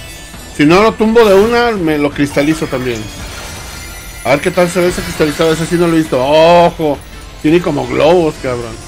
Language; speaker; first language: Spanish; native; Spanish